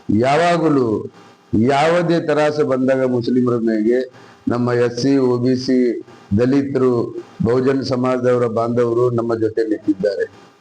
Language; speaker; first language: Kannada; non-native, local second language; Urdu